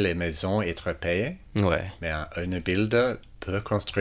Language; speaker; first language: French; non-native, fluent; English